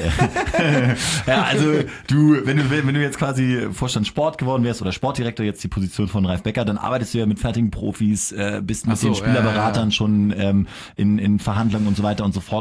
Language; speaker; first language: German; native; German